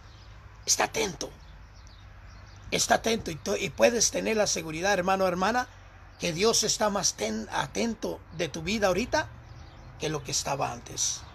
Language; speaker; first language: Spanish; native; Spanish